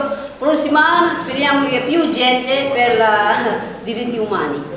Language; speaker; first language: Italian; non-native, learner; Tibetan